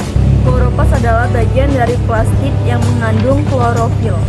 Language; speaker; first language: Indonesian; native; Indonesian